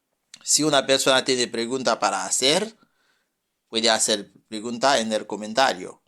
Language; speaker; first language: Spanish; non-native, fluent; French